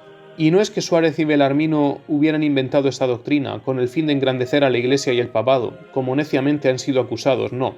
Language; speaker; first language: Spanish; native; Spanish